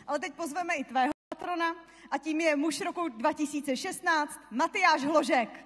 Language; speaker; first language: Czech; native; Czech